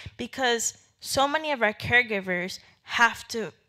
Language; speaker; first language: English; native; English